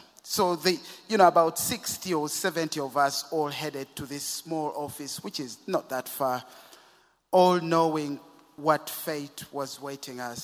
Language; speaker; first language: English; non-native, local second language; Ganda